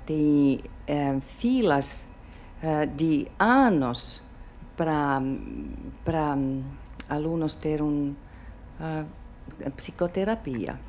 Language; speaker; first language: Portuguese; non-native, learner; Finnish